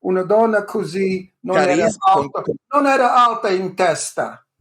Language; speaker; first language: Italian; early bilingual, heritage; English